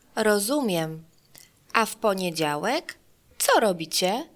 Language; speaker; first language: Polish; non-native, fluent; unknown